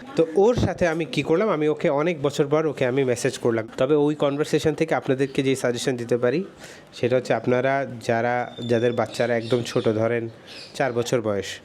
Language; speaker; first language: Bangla; early bilingual, heritage; Bangla